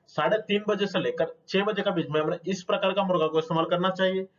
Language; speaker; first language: Hindi; non-native, local second language; Telugu